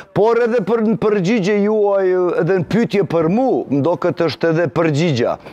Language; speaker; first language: Albanian; non-native, local second language; Serbian